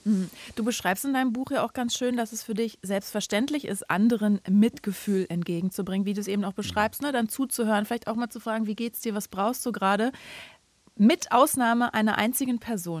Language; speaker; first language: German; native; German